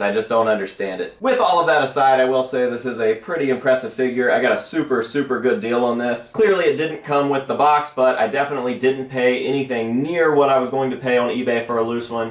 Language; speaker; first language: English; native; English